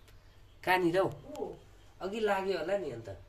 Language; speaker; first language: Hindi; non-native, local second language; Nepali